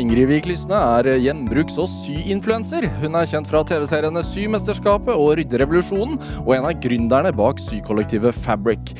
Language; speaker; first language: Norwegian; native; Norwegian